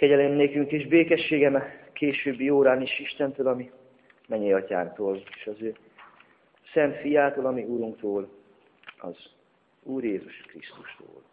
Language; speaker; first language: Hungarian; native; Hungarian